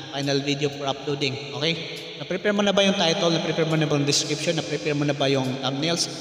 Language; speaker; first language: Filipino; non-native, local second language; Cebuano